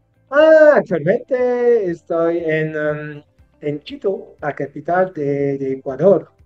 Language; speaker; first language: Spanish; non-native, learner; French